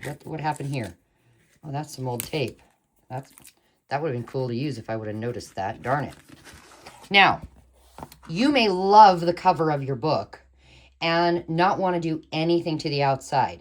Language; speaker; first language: English; native; English